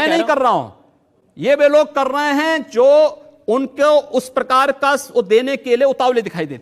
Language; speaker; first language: Hindi; native; Hindi